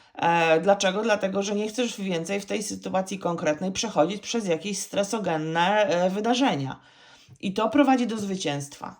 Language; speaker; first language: Polish; native; Polish